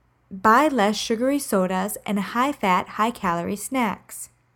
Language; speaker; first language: English; native; English